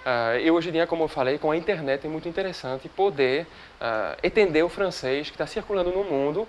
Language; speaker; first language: Portuguese; non-native, fluent; French